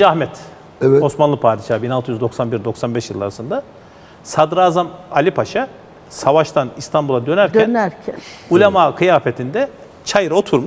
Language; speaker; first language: Turkish; native; Turkish